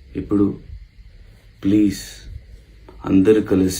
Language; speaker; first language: Telugu; non-native, local second language; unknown